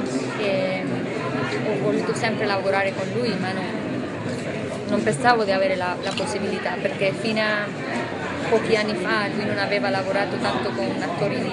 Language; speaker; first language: Italian; non-native, fluent; Spanish